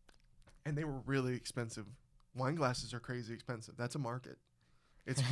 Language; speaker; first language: English; native; English